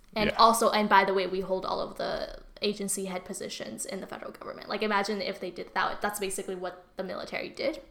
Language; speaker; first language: English; early bilingual, other home language; Burmese